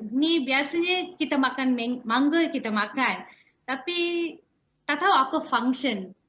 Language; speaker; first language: Malay; non-native, local second language; Tamil